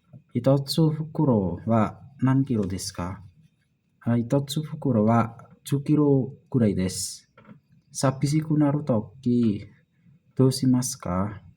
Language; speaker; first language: Japanese; non-native, learner; Indonesian